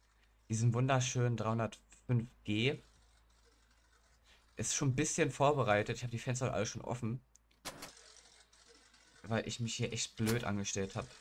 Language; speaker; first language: German; native; German